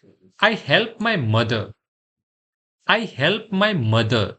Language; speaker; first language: English; non-native, fluent; Gujarati